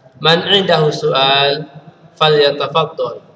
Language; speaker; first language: Arabic; non-native, fluent; Indonesian